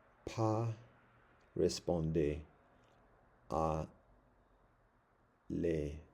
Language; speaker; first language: French; non-native, learner; English